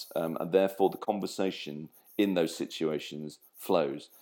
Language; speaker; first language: English; native; English